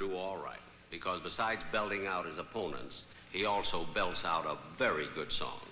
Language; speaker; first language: English; native; English